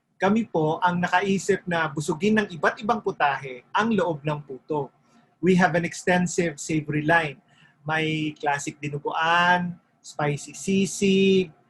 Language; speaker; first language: Filipino; native; Filipino